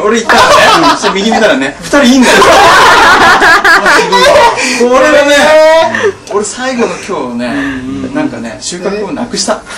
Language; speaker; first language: Japanese; native; Japanese